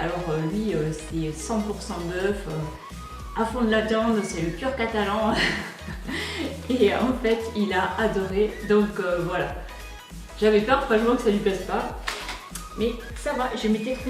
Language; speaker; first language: French; native; French